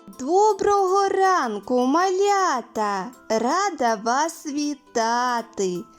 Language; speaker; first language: Ukrainian; native; Ukrainian